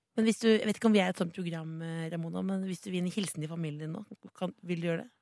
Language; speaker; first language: Norwegian; native; Norwegian